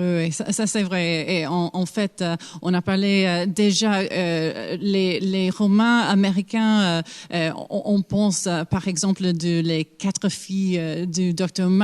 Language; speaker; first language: French; non-native, fluent; English